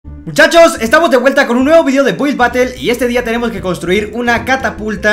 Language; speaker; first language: Spanish; native; Spanish